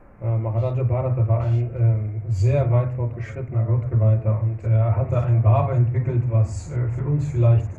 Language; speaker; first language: German; non-native, fluent; Russian